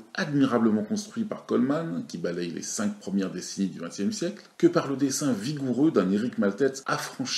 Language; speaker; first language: French; native; French